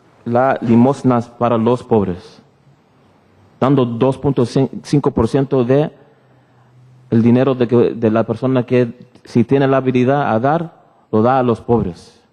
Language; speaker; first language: Spanish; early bilingual, heritage; Spanish